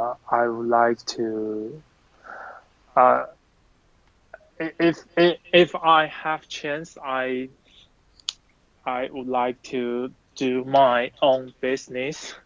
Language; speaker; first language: English; non-native, learner; Chinese